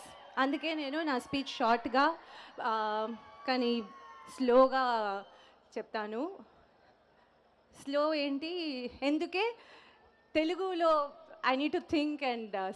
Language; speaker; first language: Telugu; non-native, learner; Tamil